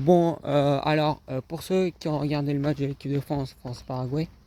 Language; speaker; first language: French; native; French